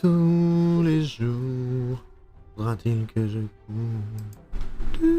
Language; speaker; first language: French; native; French